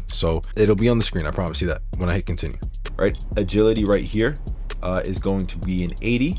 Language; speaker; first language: English; native; English